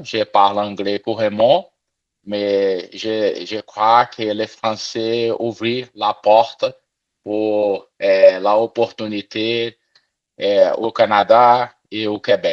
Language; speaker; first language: French; non-native, learner; Portuguese